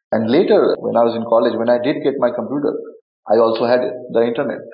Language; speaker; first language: English; non-native, local second language; Bangla